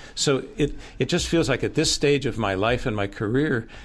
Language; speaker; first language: English; native; English